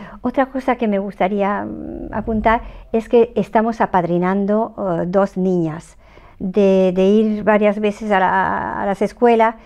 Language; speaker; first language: Spanish; native; Spanish